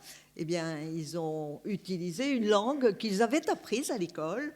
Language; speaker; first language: French; native; French